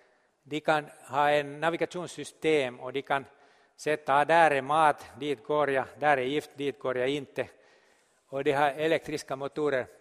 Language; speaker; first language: Swedish; non-native, local second language; Finnish